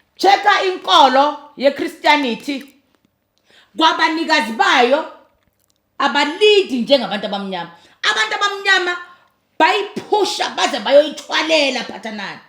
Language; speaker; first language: Zulu; native; Zulu